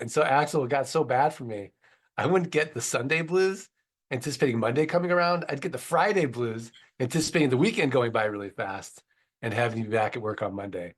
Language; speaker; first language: English; native; English